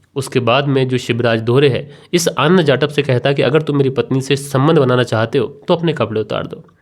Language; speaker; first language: Hindi; native; Hindi